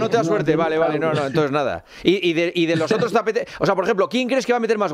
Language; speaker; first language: Spanish; native; Spanish